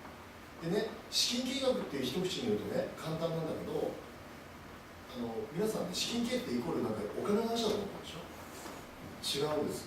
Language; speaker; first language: Japanese; native; Japanese